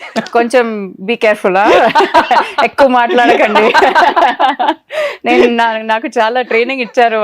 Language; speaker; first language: Telugu; non-native, learner; Malayalam